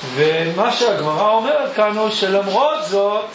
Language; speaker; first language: Hebrew; early bilingual, other home language; English